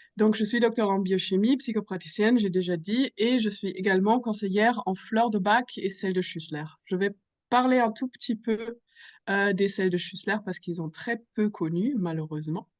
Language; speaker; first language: French; non-native, fluent; German